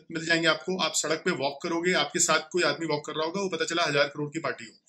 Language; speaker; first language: Hindi; native; Hindi